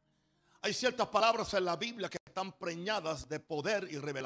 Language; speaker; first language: Spanish; native; Spanish